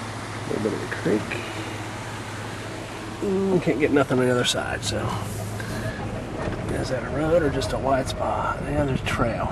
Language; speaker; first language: English; native; English